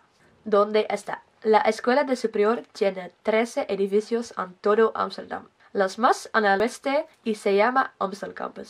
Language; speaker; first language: Spanish; non-native, learner; Dutch